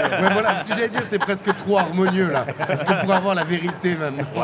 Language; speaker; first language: French; native; French